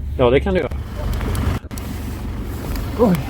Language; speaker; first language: Swedish; native; Swedish